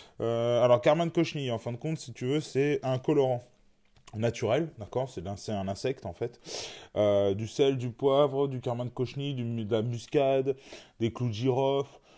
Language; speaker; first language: French; native; French